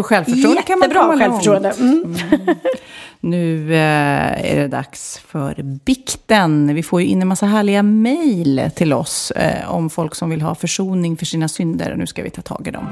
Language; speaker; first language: Swedish; native; Swedish